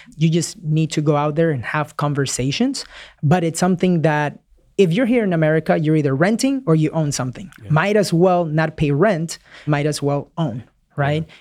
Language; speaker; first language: English; early bilingual, other home language; Spanish